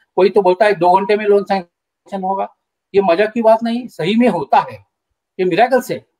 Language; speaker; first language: Hindi; non-native, local second language; Marathi